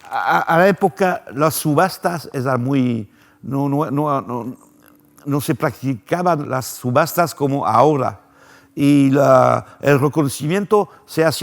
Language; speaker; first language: Spanish; non-native, fluent; French